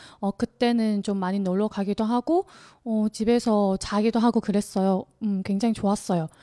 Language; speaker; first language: Korean; non-native, fluent; Chinese